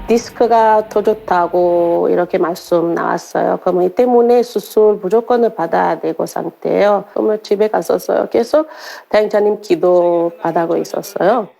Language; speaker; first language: Korean; non-native, learner; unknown